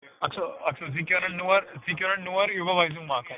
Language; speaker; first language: German; non-native, learner; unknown